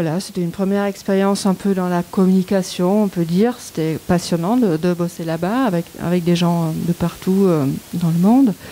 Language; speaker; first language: French; non-native, fluent; German